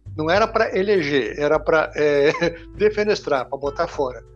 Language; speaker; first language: Portuguese; non-native, fluent; Hebrew